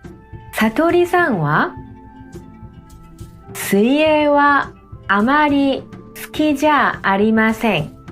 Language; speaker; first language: Japanese; non-native, fluent; Korean